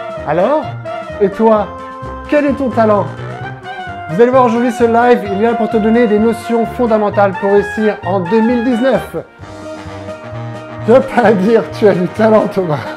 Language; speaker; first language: French; native; French